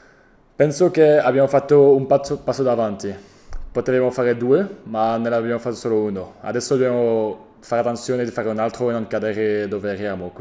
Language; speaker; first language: Italian; non-native, fluent; French